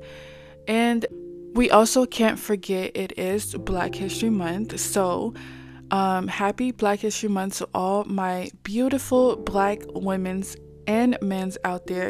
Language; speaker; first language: English; non-native, fluent; Samoan